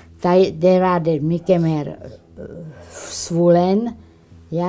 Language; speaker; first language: Swedish; non-native, fluent; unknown